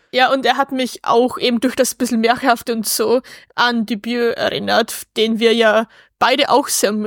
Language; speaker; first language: German; native; German